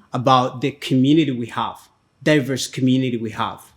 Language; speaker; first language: English; non-native, fluent; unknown